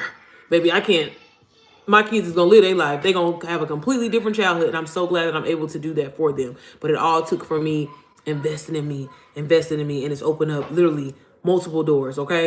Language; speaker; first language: English; native; English